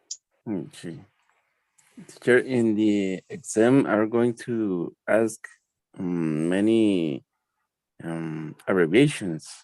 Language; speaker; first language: English; non-native, learner; Spanish